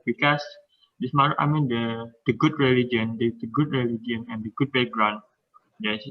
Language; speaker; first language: English; non-native, learner; Indonesian